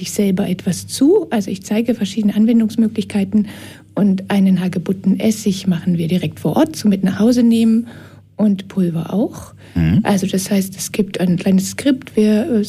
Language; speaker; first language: German; native; German